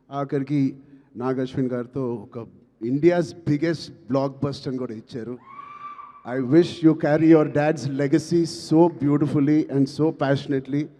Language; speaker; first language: Telugu; native; Telugu